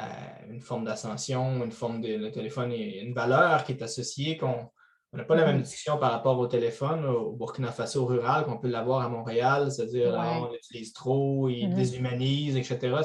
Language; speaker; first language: French; native; French